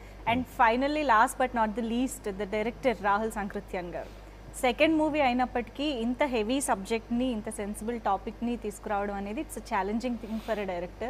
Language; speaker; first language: Telugu; native; Telugu